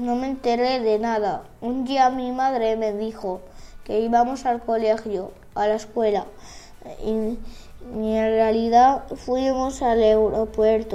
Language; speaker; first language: Spanish; early bilingual, other home language; Arabic